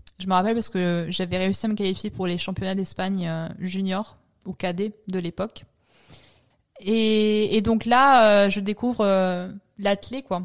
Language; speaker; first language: French; early bilingual, other home language; Italian